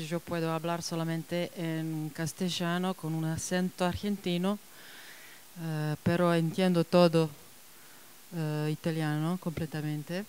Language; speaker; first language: Spanish; non-native, fluent; Serbian